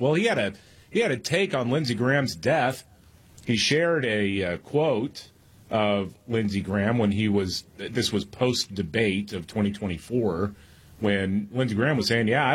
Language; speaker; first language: English; native; English